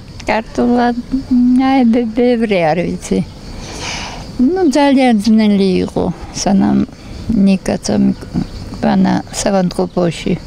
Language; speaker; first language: Georgian; non-native, learner; Russian